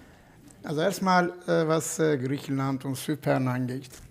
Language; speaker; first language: German; non-native, fluent; Turkish